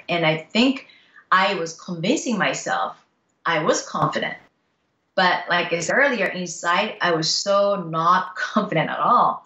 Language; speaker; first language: English; non-native, fluent; Japanese